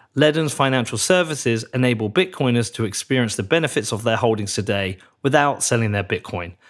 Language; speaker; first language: English; native; English